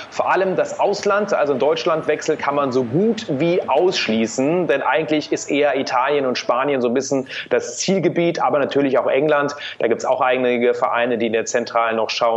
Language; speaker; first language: German; native; German